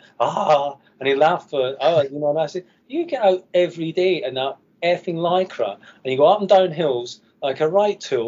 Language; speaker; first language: English; native; English